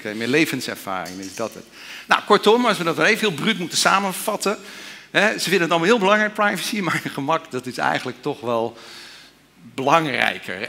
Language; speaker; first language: Dutch; native; Dutch